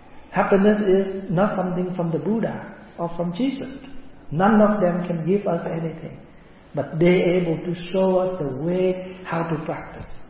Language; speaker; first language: English; non-native, fluent; Vietnamese